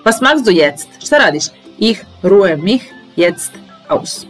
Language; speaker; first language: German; non-native, fluent; Serbian